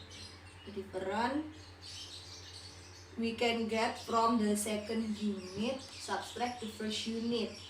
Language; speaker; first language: English; non-native, learner; Indonesian